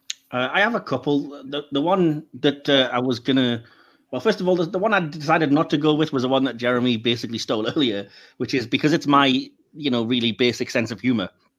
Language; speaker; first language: English; native; English